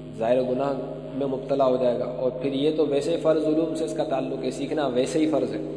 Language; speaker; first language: Urdu; native; Urdu